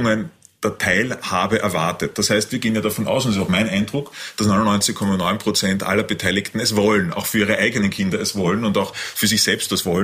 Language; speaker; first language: German; native; German